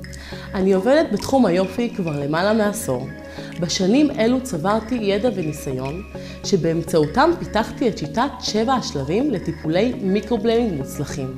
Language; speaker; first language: Hebrew; native; Hebrew